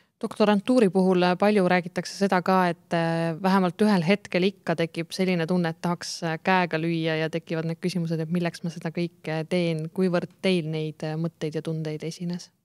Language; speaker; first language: Estonian; native; Estonian